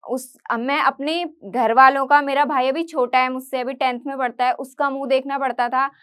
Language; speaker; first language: Hindi; native; Hindi